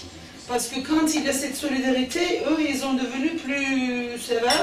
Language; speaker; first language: French; non-native, fluent; Turkish